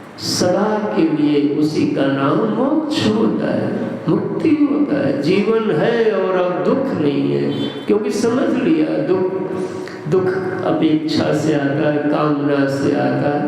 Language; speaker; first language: Hindi; native; Hindi